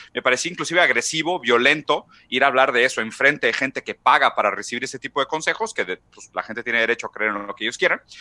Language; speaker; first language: Spanish; non-native, fluent; Portuguese